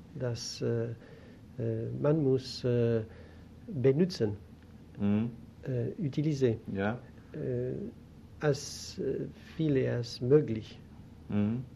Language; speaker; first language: German; non-native, learner; Greek